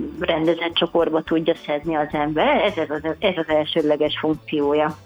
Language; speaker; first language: Hungarian; native; Hungarian